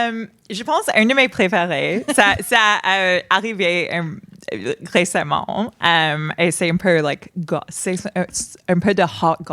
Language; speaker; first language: French; non-native, fluent; English